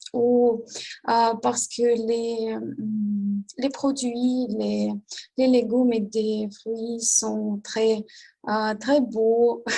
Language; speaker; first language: French; non-native, learner; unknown